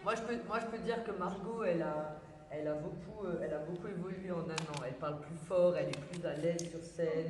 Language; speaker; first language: French; native; French